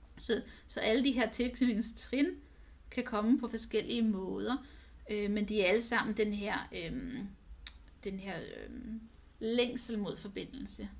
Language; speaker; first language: Danish; non-native, fluent; English